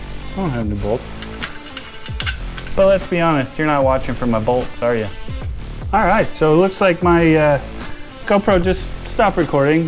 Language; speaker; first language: English; native; English